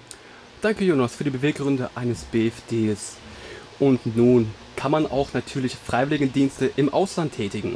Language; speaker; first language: German; native; German